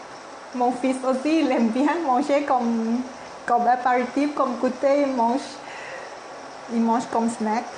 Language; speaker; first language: French; non-native, learner; Thai